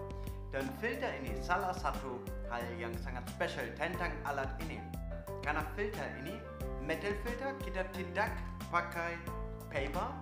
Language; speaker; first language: Indonesian; non-native, fluent; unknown